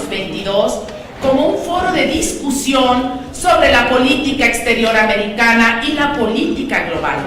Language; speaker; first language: Spanish; native; Spanish